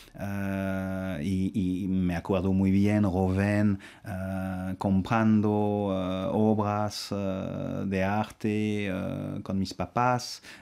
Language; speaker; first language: Spanish; non-native, fluent; French